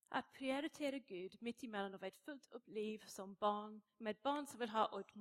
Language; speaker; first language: Swedish; non-native, fluent; English